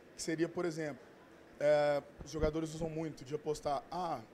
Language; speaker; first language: Portuguese; native; Portuguese